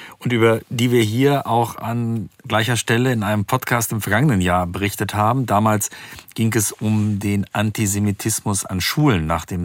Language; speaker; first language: German; native; German